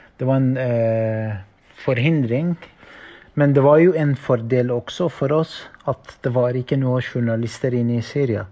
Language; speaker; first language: Norwegian; non-native, fluent; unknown